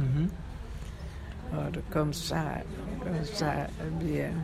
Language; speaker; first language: French; non-native, fluent; Hungarian